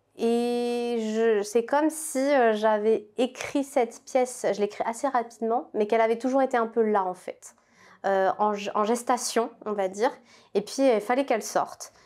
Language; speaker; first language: French; native; French